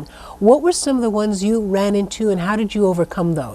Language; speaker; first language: English; native; English